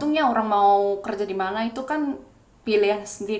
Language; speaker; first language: Indonesian; non-native, fluent; Korean